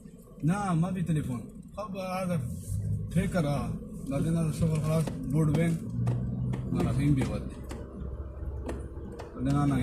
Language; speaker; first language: Arabic; non-native, learner; Hindi